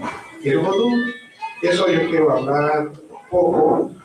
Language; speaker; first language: Spanish; non-native, learner; French